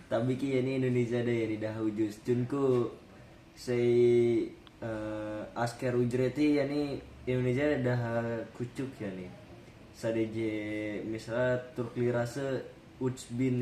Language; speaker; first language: Turkish; non-native, learner; Indonesian